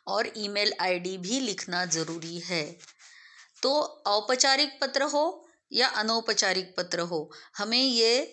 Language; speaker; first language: Hindi; non-native, local second language; Marathi